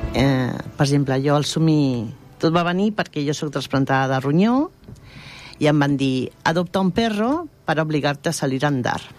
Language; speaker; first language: Catalan; non-native, local second language; Spanish